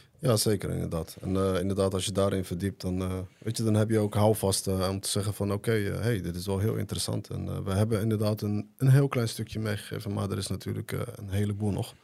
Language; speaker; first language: Dutch; early bilingual, other home language; Arabic